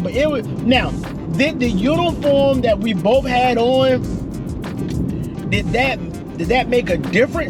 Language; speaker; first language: English; native; English